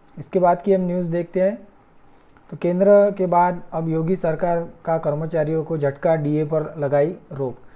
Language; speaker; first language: Hindi; non-native, local second language; Marathi